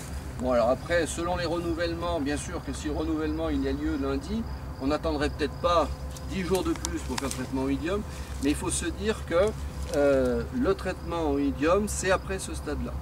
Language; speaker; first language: French; native; French